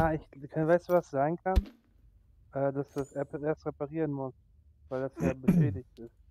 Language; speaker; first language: German; native; German